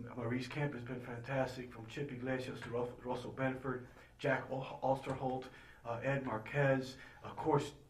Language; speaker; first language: English; early bilingual, other home language; Spanish